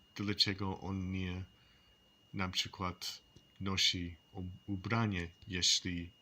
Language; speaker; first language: Polish; non-native, learner; English